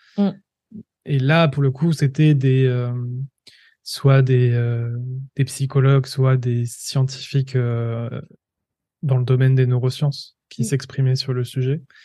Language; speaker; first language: French; native; French